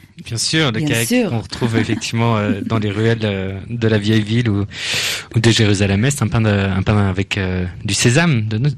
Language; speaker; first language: French; native; French